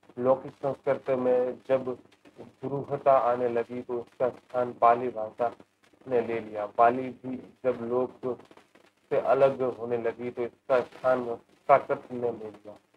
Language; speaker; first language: Hindi; native; Hindi